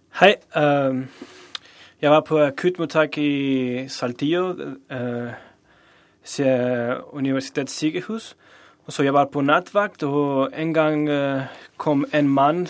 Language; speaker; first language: Norwegian; non-native, learner; Spanish